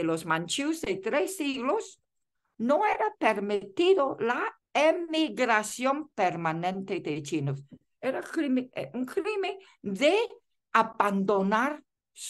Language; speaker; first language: Spanish; non-native, fluent; Chinese